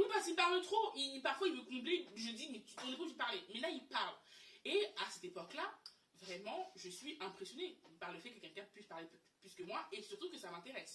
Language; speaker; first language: French; native; French